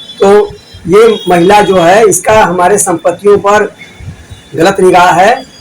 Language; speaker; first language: Hindi; native; Hindi